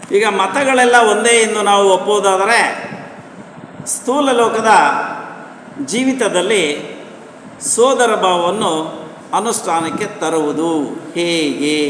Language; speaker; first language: Kannada; non-native, local second language; Telugu